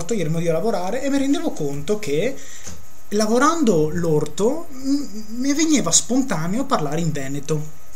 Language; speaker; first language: Italian; non-native, local second language; Venetian